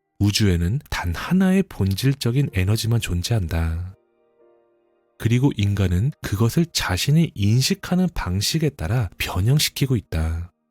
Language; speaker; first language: Korean; native; Korean